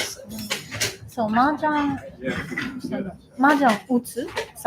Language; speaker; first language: Japanese; non-native, fluent; Chinese